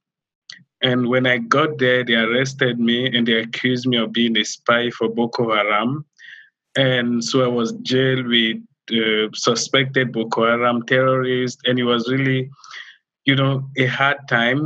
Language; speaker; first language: English; non-native, local second language; French